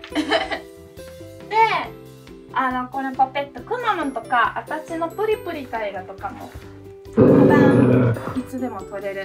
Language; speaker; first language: Japanese; non-native, fluent; Italian